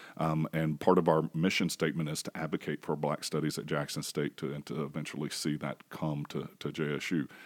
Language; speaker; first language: English; native; English